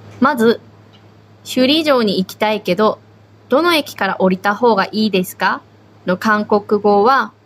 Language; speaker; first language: Japanese; non-native, fluent; Korean